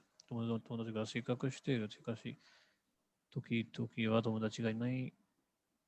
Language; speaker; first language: Japanese; non-native, fluent; Hindi